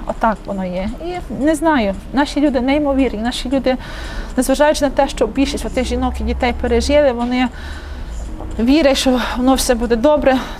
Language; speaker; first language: Ukrainian; native; Ukrainian